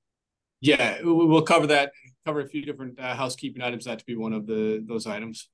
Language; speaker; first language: English; native; English